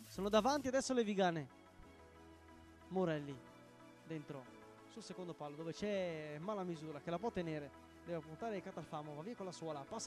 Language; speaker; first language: Italian; native; Italian